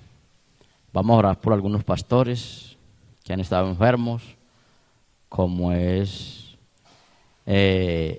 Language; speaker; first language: Spanish; native; Spanish